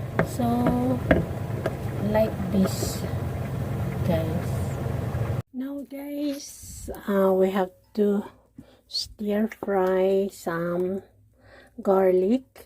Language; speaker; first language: English; non-native, local second language; Filipino